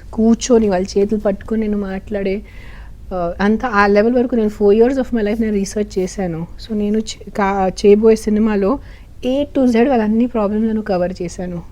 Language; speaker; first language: Telugu; non-native, fluent; Marathi